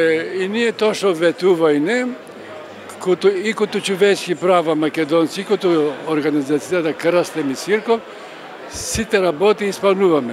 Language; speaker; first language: Macedonian; early bilingual, heritage; Macedonian